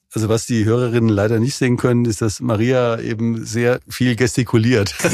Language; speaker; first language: German; native; German